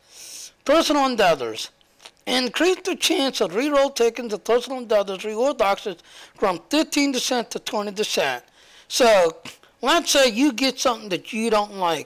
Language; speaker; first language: English; native; English